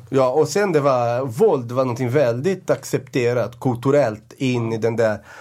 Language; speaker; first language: Swedish; non-native, fluent; Portuguese